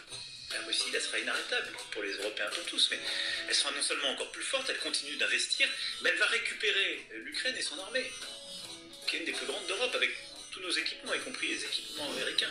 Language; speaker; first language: French; native; French